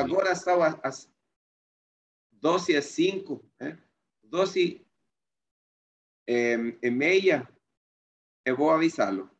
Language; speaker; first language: Portuguese; non-native, fluent; Spanish